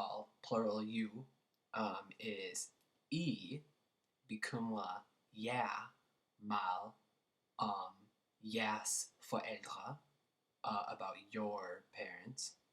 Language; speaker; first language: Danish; non-native, learner; English